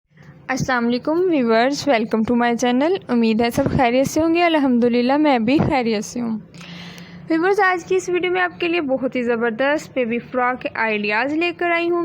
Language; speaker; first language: Hindi; native; Hindi